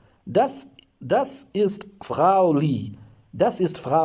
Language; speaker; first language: German; non-native, learner; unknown